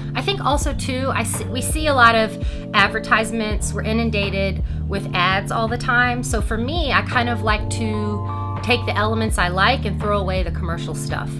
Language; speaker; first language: English; native; English